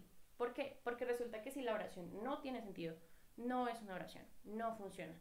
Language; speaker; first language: Spanish; native; Spanish